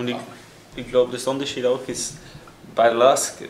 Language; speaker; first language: German; non-native, fluent; English